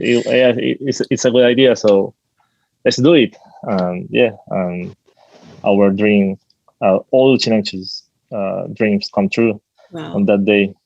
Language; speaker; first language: English; non-native, fluent; Spanish